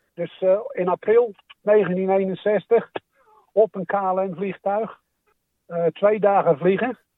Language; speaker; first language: Dutch; native; Dutch